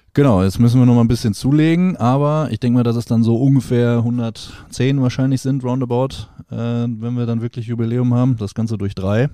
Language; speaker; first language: German; native; German